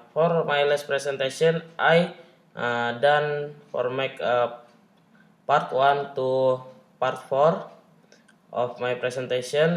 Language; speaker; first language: English; non-native, learner; Indonesian